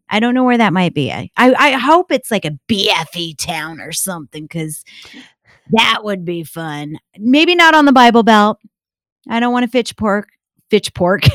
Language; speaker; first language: English; native; English